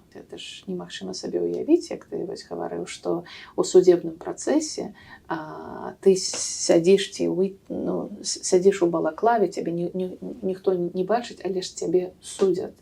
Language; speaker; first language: Belarusian; non-native, local second language; Russian